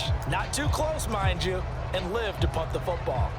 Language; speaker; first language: English; native; English